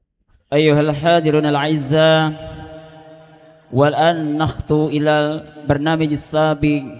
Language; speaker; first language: Arabic; non-native, learner; Indonesian